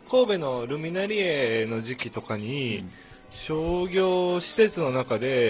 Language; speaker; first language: Japanese; native; Japanese